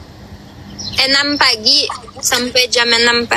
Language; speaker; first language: Indonesian; native; Indonesian